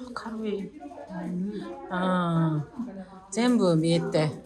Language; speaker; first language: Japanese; non-native, learner; Korean